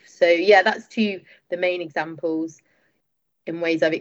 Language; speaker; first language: English; native; English